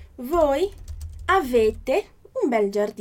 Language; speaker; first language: Italian; non-native, fluent; Portuguese